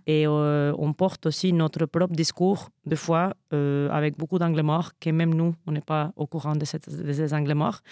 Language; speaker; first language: French; non-native, fluent; Spanish